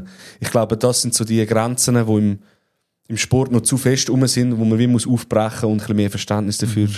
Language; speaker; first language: German; native; German